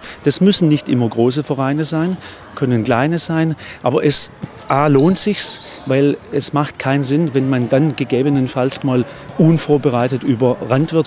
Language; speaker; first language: German; native; German